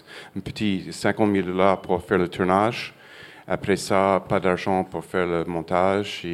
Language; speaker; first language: French; non-native, fluent; English